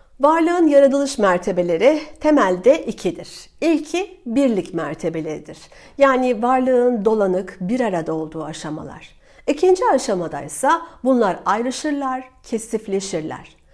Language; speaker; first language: Turkish; native; Turkish